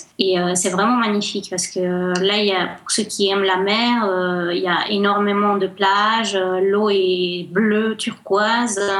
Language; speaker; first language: French; non-native, fluent; Spanish